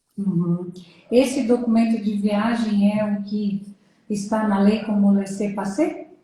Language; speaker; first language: Portuguese; native; Portuguese